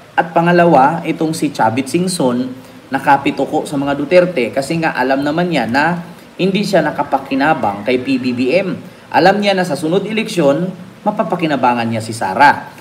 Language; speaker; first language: Filipino; non-native, local second language; Cebuano